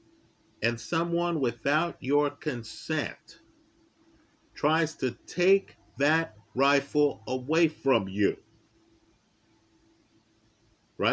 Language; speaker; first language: English; native; English